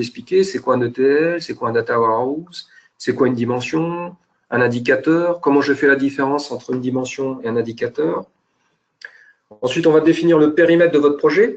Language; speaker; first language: French; native; French